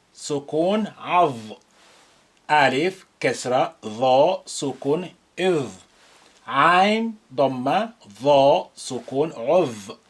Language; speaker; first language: Arabic; non-native, fluent; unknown